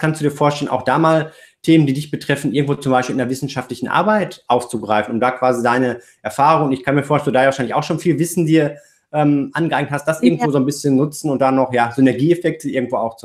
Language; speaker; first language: German; native; German